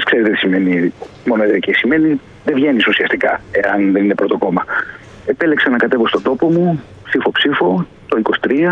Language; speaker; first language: Greek; native; Greek